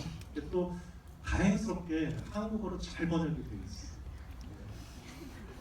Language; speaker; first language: Korean; native; Korean